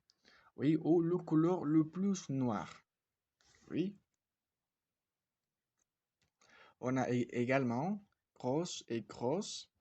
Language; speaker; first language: French; non-native, fluent; Spanish